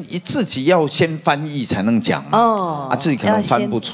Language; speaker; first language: Chinese; native; Chinese